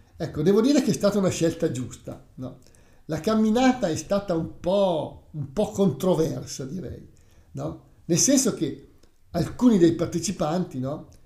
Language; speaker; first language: Italian; native; Italian